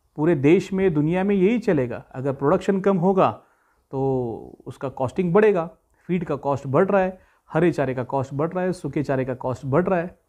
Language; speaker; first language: Hindi; native; Hindi